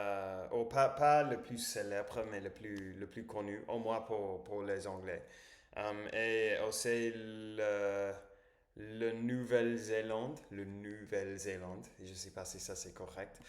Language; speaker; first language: French; non-native, learner; English